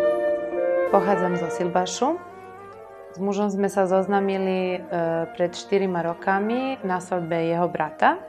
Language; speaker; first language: Slovak; non-native, local second language; Serbian